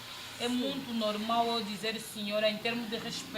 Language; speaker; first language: Portuguese; non-native, fluent; Lingala